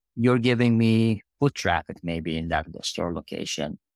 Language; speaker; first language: English; non-native, fluent; Persian